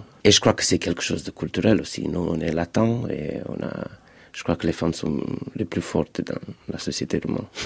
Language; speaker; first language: French; non-native, fluent; Romanian